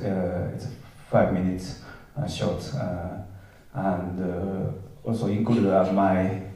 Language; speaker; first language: English; non-native, learner; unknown